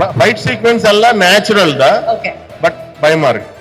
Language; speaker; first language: Tamil; non-native, learner; Telugu